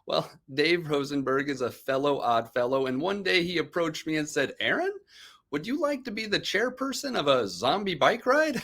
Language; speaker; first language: English; native; English